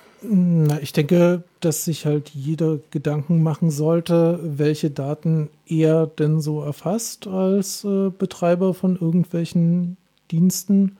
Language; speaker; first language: German; native; German